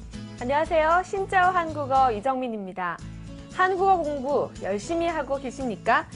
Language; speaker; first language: Korean; native; Korean